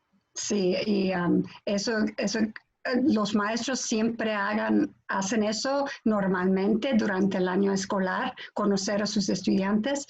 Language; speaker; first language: Spanish; non-native, fluent; English